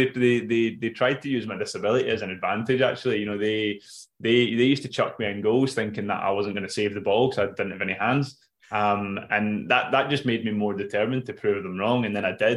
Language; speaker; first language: English; native; English